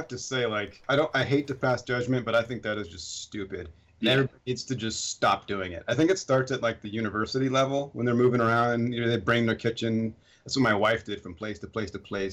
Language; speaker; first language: English; native; English